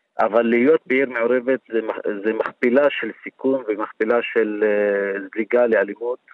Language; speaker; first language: Hebrew; non-native, local second language; Arabic